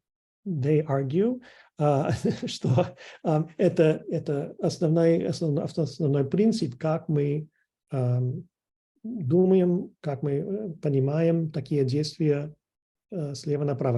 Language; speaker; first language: Russian; non-native, fluent; English